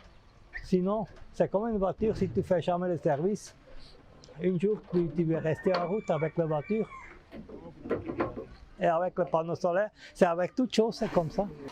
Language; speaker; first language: French; non-native, fluent; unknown